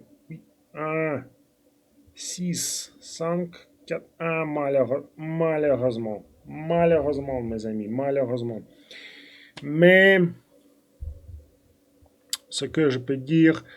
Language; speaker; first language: French; non-native, fluent; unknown